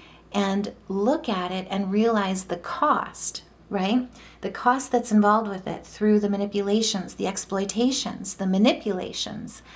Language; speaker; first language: English; native; English